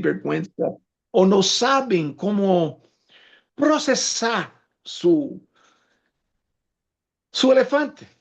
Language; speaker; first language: Spanish; non-native, fluent; English